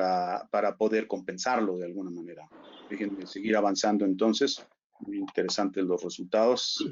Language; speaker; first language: Spanish; native; Spanish